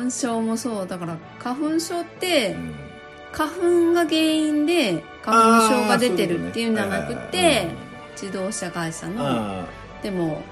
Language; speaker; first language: Japanese; native; Japanese